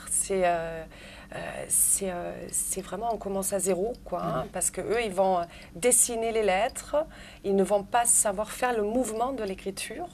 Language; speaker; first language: French; non-native, fluent; German